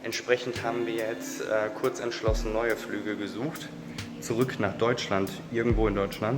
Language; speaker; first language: German; native; German